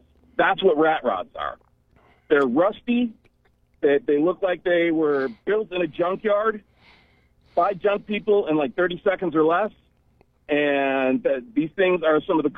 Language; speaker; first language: English; native; English